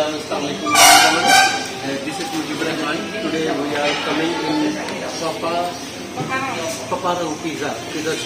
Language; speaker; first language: English; non-native, local second language; Urdu